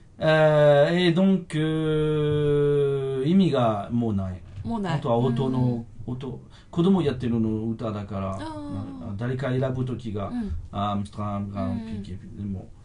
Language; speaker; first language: Japanese; non-native, fluent; French